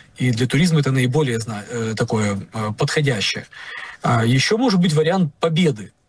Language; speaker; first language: Russian; non-native, local second language; Ukrainian